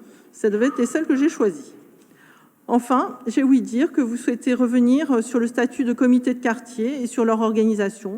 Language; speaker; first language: French; native; French